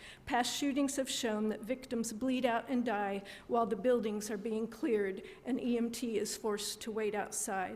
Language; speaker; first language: English; native; English